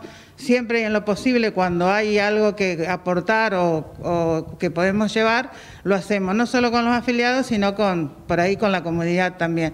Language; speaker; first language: Spanish; native; Spanish